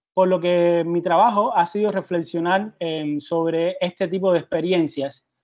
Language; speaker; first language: Spanish; native; Spanish